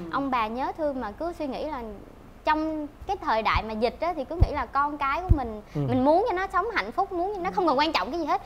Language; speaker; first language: Vietnamese; native; Vietnamese